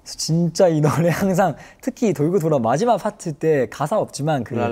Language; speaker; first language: Korean; non-native, fluent; Chinese